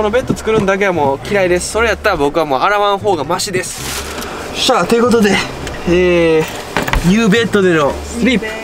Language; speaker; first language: Japanese; native; Japanese